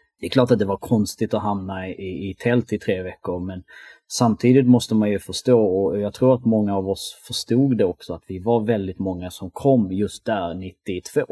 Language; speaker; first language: Swedish; early bilingual, other home language; Albanian